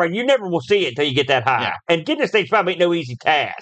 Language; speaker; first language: English; native; English